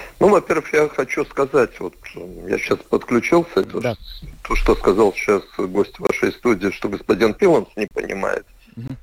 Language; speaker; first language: Russian; native; Russian